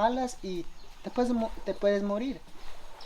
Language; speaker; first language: Spanish; non-native, local second language; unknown